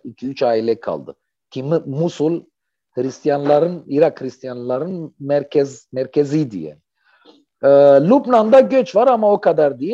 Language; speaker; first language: Turkish; non-native, fluent; Arabic